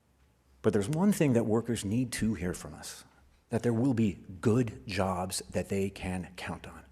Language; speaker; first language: English; native; English